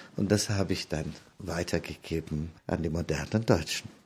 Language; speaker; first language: German; non-native, fluent; Italian